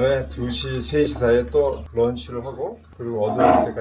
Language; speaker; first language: Korean; early bilingual, heritage; Korean